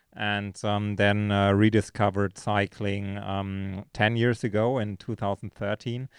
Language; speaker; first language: English; non-native, fluent; German